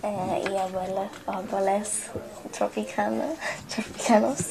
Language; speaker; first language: Spanish; non-native, learner; English